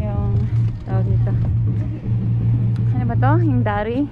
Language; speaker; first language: Filipino; non-native, local second language; Hiligaynon